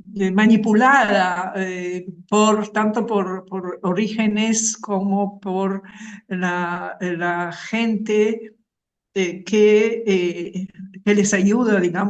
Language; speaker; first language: Spanish; non-native, fluent; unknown